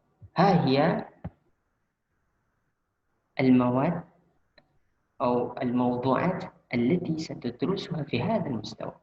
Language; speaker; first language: Arabic; non-native, fluent; Indonesian